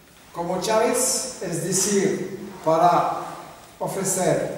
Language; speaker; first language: Spanish; non-native, fluent; French